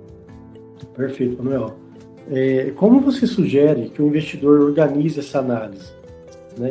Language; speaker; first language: Portuguese; native; Portuguese